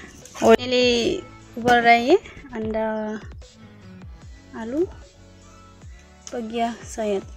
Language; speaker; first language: Hindi; non-native, local second language; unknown